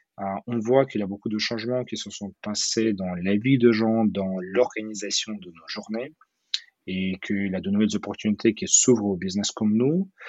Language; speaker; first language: French; non-native, fluent; Russian